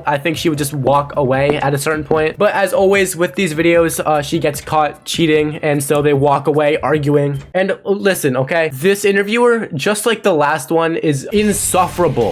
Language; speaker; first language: English; native; English